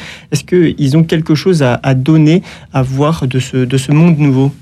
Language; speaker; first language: French; native; French